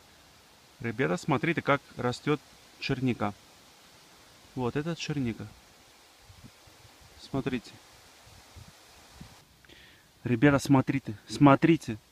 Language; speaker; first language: Russian; non-native, fluent; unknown